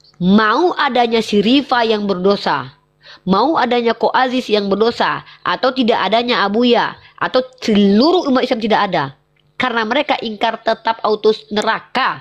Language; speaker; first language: Indonesian; native; Indonesian